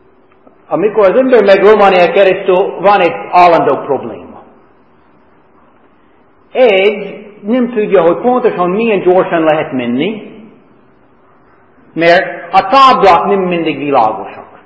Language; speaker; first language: Hungarian; non-native, fluent; English